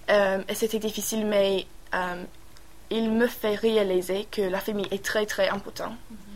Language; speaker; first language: French; non-native, learner; English